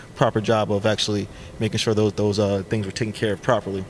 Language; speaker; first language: English; native; English